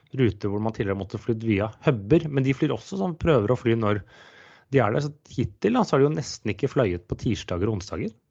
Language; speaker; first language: Norwegian; non-native, fluent; English